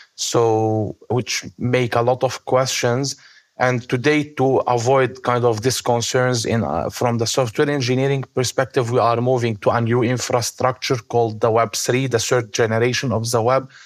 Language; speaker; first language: English; non-native, fluent; Arabic